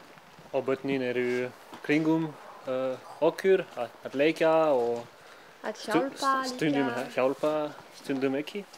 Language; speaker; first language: Icelandic; non-native, learner; Swiss German